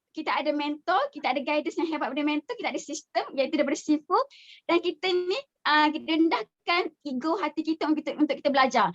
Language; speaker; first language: Malay; native; Malay